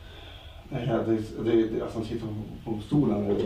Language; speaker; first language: Swedish; native; Swedish